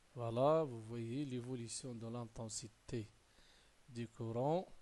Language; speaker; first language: French; non-native, local second language; Arabic